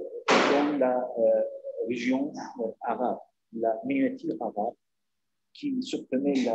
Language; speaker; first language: French; non-native, learner; Arabic